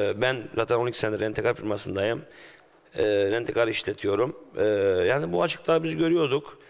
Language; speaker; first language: Turkish; native; Turkish